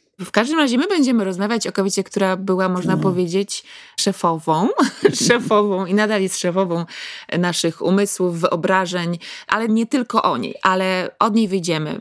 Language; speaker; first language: Polish; native; Polish